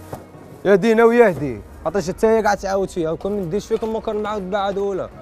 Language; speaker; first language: Arabic; native; Arabic